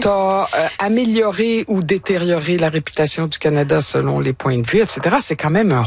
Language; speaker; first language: French; native; French